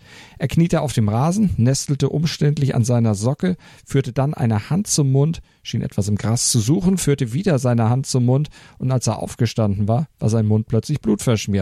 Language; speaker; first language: German; native; German